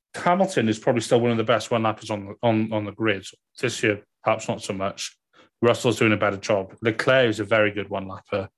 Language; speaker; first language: English; native; English